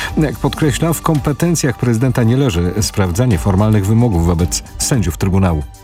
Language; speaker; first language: Polish; native; Polish